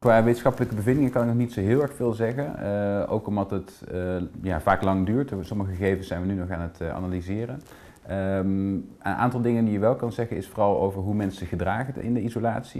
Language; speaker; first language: Dutch; native; Dutch